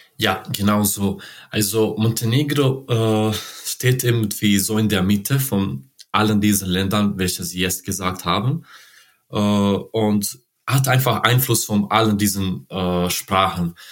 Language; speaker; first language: German; non-native, learner; Serbian